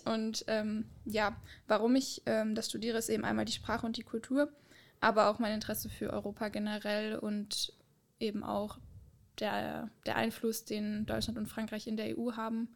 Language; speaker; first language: German; native; German